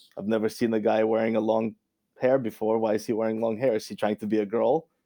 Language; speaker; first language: English; early bilingual, other home language; Romanian